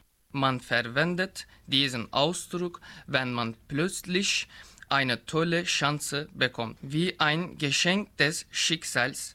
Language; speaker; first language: German; non-native, learner; Turkish